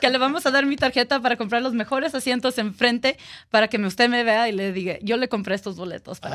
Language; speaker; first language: Spanish; early bilingual, heritage; Spanish